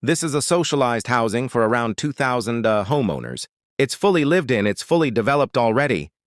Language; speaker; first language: English; non-native, local second language; Filipino